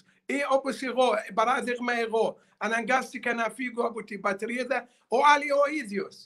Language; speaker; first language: Greek; non-native, learner; Arabic